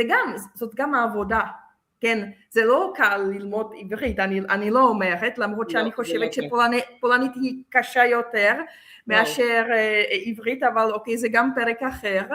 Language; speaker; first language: Hebrew; non-native, fluent; Czech